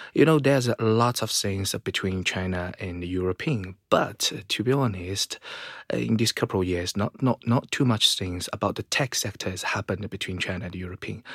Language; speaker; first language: English; non-native, fluent; Chinese